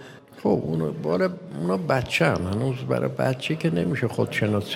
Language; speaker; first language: Persian; native; Persian